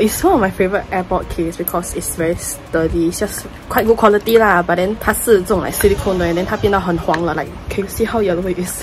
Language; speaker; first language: English; non-native, local second language; Chinese